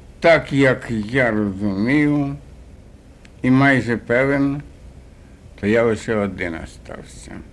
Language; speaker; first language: Ukrainian; native; Ukrainian